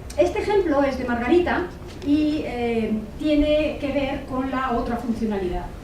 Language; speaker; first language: Spanish; native; Spanish